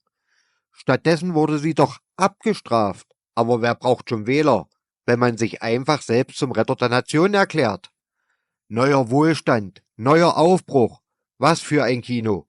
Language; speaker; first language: German; native; German